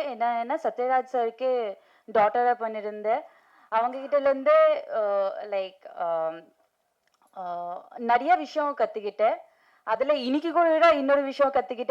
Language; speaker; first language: Tamil; non-native, fluent; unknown